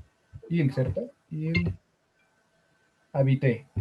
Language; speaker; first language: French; non-native, learner; Spanish